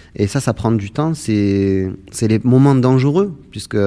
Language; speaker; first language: French; native; French